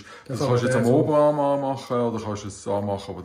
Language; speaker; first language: German; native; German